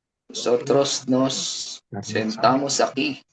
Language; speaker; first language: Spanish; non-native, learner; Filipino